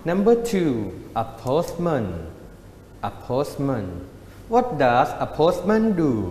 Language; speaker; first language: English; non-native, fluent; Thai